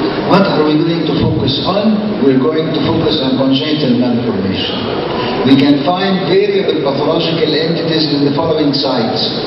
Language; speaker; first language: English; non-native, fluent; Arabic